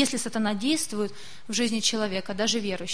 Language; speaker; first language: Russian; native; Russian